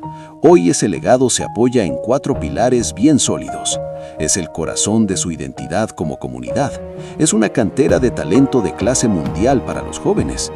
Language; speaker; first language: Spanish; native; Spanish